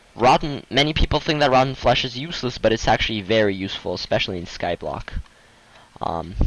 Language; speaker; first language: English; non-native, fluent; Russian